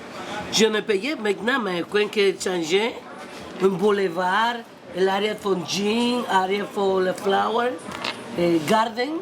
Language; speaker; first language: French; non-native, learner; Spanish